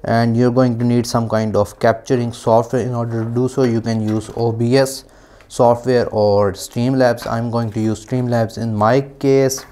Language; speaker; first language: English; non-native, local second language; Urdu